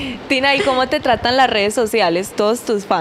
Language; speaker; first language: Spanish; native; Spanish